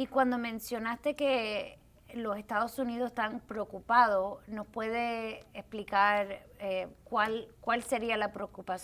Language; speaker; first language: Spanish; early bilingual, heritage; Spanish